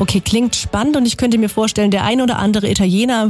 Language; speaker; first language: German; native; German